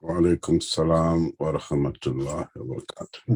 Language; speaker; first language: Arabic; non-native, learner; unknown